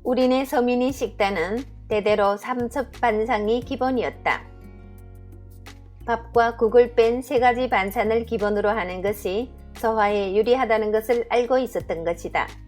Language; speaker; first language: Korean; native; Korean